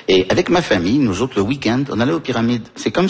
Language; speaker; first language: French; early bilingual, heritage; French